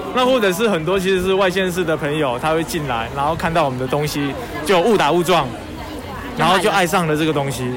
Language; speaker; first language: Chinese; native; Chinese